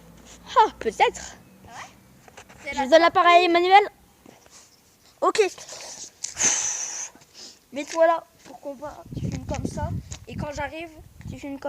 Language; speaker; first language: French; native; French